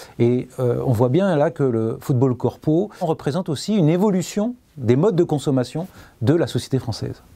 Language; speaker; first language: French; native; French